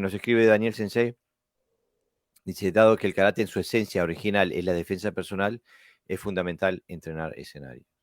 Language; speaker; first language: Spanish; native; Spanish